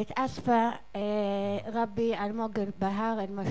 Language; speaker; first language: Arabic; non-native, learner; Hebrew